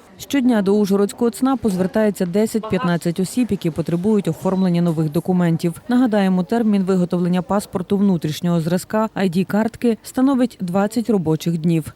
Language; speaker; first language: Ukrainian; native; Ukrainian